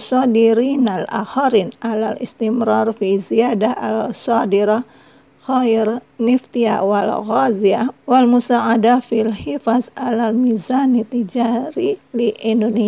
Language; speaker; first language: Arabic; non-native, fluent; Indonesian